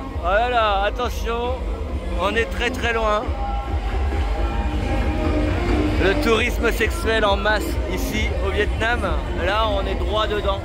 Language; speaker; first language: French; native; French